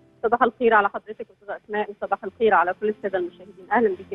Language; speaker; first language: Arabic; native; Arabic